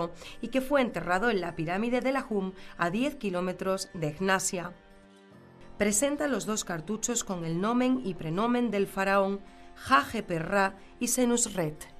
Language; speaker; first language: Spanish; native; Spanish